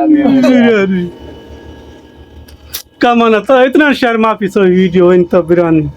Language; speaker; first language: Arabic; non-native, learner; Urdu